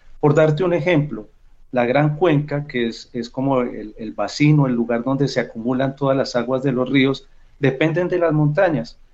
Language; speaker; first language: Spanish; native; Spanish